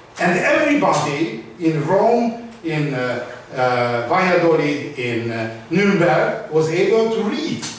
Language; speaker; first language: English; non-native, learner; Hungarian